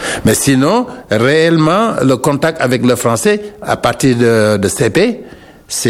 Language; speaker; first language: French; non-native, local second language; Wolof